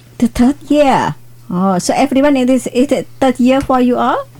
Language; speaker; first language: English; non-native, learner; Indonesian